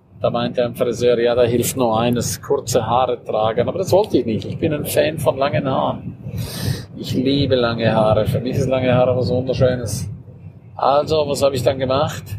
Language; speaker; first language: German; non-native, local second language; Romansh